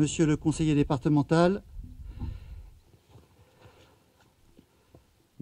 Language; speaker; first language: French; native; French